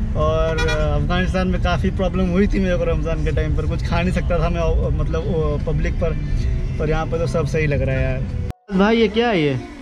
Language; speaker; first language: Hindi; native; Hindi